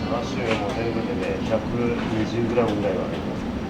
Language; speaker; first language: Japanese; native; Japanese